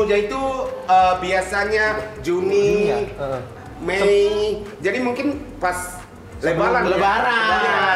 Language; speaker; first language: Indonesian; non-native, learner; Japanese